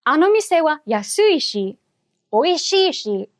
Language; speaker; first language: Japanese; non-native, fluent; English